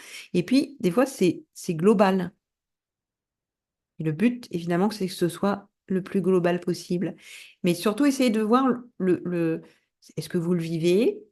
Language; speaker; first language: French; native; French